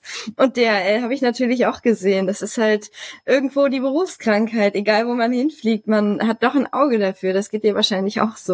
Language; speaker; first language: German; native; German